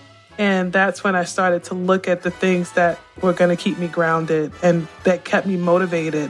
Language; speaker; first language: English; native; English